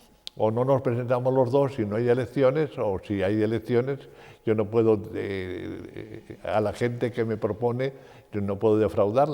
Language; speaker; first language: Spanish; native; Spanish